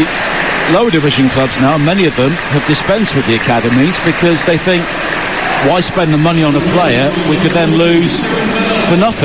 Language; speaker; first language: English; native; English